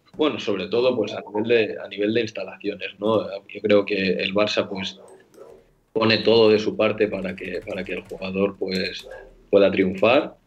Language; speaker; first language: Spanish; native; Spanish